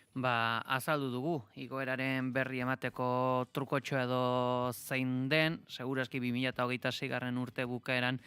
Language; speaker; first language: Basque; native; Basque